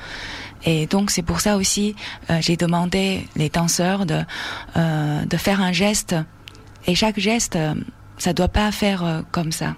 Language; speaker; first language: French; non-native, fluent; Chinese